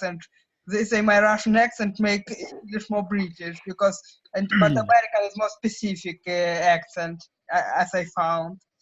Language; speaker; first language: English; non-native, fluent; Russian